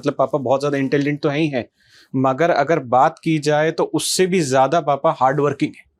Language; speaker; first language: Hindi; native; Hindi